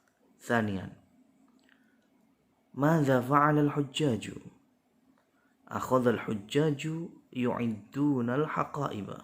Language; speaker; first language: Arabic; non-native, fluent; Indonesian